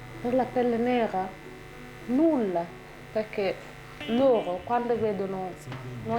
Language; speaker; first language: Italian; non-native, learner; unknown